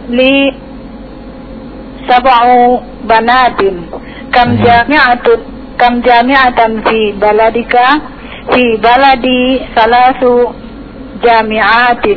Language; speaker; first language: Arabic; non-native, learner; Indonesian